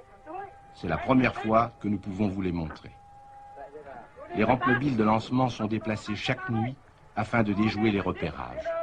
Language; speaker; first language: French; native; French